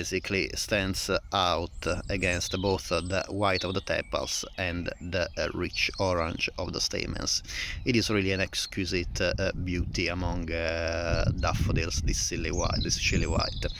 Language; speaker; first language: English; non-native, fluent; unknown